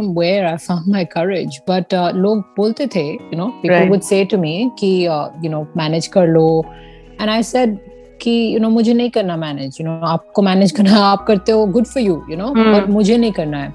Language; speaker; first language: English; non-native, local second language; Hindi